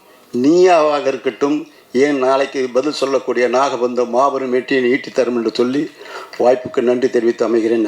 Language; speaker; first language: Tamil; native; Tamil